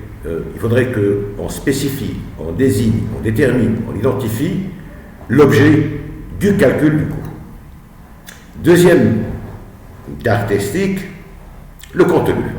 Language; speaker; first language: French; non-native, local second language; Arabic